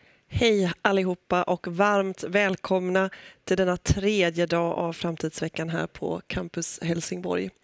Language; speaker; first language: Swedish; native; Swedish